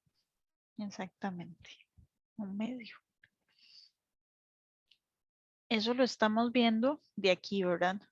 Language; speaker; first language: Spanish; native; Spanish